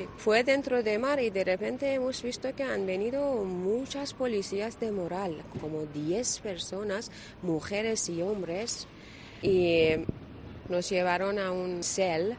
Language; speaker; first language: Spanish; non-native, learner; Persian